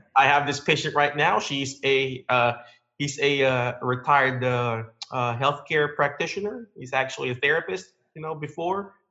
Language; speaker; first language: English; non-native, local second language; Filipino